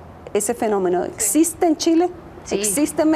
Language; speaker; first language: Spanish; native; Spanish